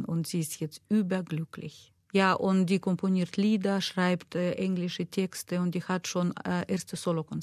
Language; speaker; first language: German; non-native, learner; Russian